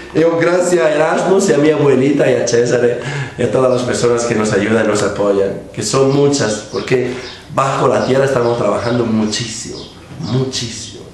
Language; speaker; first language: Spanish; non-native, fluent; Italian